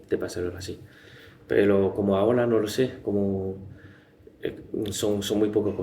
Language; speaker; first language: Spanish; non-native, learner; Chinese